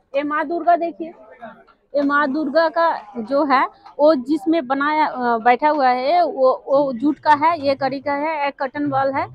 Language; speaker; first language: Hindi; non-native, local second language; Bangla